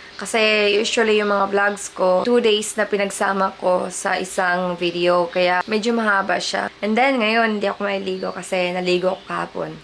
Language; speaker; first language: Filipino; non-native, local second language; Cebuano